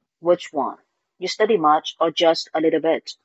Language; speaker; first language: English; non-native, fluent; Vietnamese